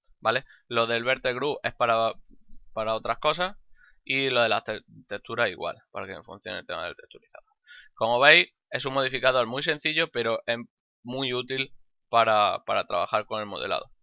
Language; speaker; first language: Spanish; native; Spanish